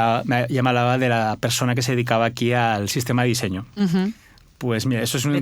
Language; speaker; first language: Spanish; native; Spanish